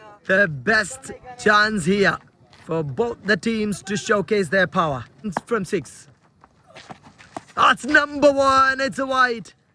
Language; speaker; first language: English; non-native, local second language; Malayalam